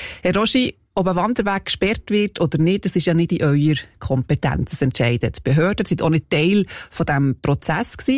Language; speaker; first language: German; native; German